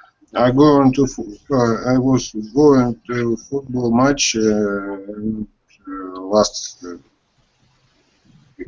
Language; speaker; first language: English; non-native, learner; Russian